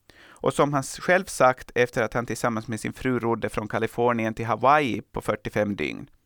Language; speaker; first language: Swedish; native; Swedish